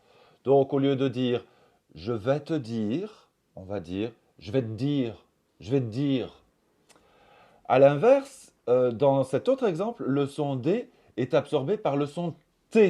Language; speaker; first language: French; native; French